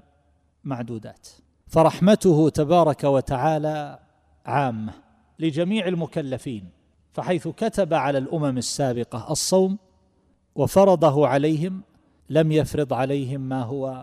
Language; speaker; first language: Arabic; native; Arabic